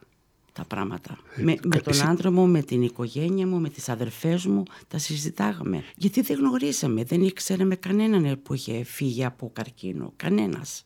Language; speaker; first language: Greek; early bilingual, heritage; Greek